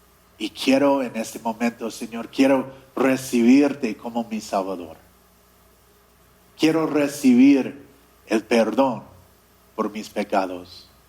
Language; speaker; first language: Spanish; non-native, fluent; English